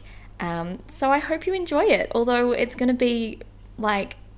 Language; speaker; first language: English; native; English